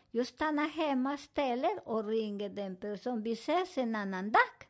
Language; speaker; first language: Swedish; non-native, fluent; Spanish